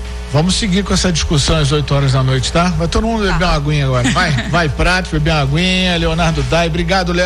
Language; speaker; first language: Portuguese; native; Portuguese